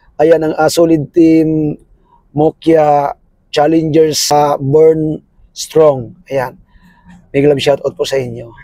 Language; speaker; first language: Filipino; non-native, local second language; Cebuano